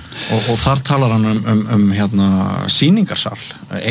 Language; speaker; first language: Icelandic; native; Icelandic